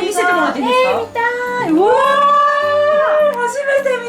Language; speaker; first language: Japanese; native; Japanese